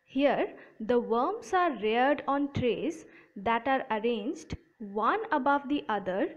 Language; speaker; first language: English; non-native, local second language; Bangla